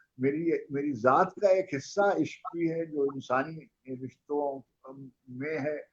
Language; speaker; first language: Urdu; native; Urdu